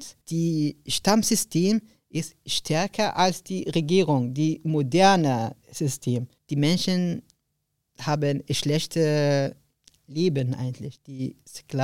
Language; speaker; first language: German; non-native, learner; Arabic